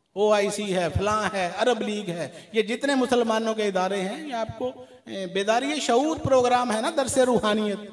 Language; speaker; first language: Urdu; non-native, local second language; Punjabi